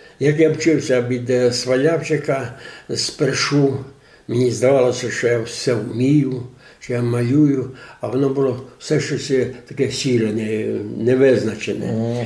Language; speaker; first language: Ukrainian; native; Ukrainian